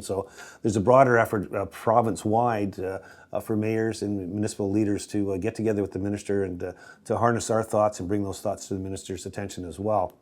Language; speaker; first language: English; native; English